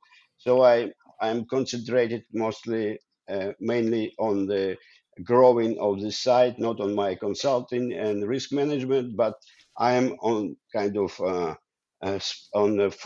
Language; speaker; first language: English; non-native, fluent; Ukrainian